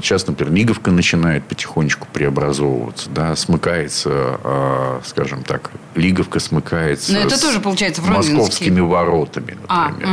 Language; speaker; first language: Russian; native; Russian